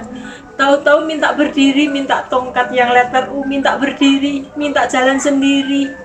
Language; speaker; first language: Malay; non-native, local second language; Javanese